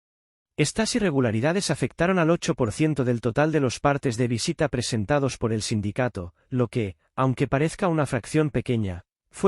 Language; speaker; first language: Spanish; native; Spanish